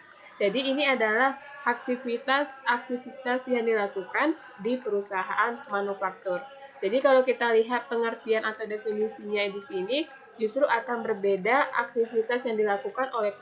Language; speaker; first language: Indonesian; native; Indonesian